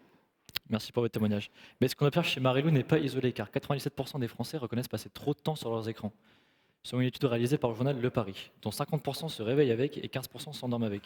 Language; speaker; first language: French; native; French